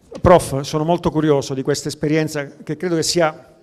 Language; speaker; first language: Italian; native; Italian